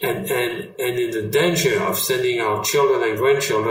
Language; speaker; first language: English; non-native, fluent; French